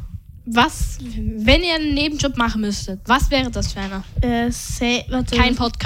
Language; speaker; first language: German; native; German